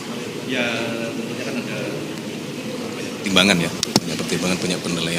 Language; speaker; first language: Indonesian; native; Indonesian